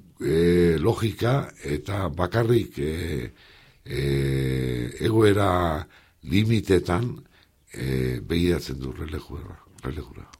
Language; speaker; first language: Basque; native; Basque